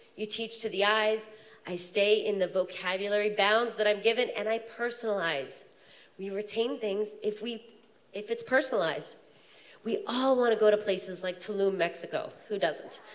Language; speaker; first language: English; native; English